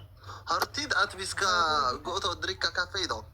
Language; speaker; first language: Swedish; non-native, fluent; Tigrinya